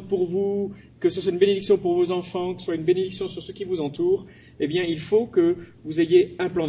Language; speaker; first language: French; native; French